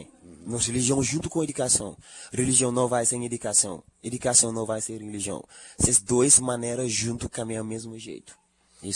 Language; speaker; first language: Portuguese; non-native, learner; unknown